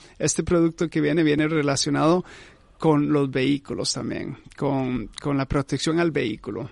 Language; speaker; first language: Spanish; early bilingual, heritage; Spanish